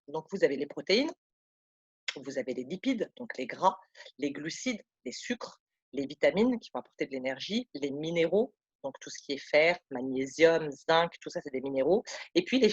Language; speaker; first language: French; native; French